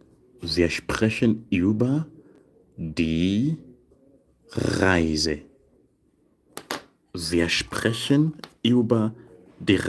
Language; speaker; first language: German; non-native, fluent; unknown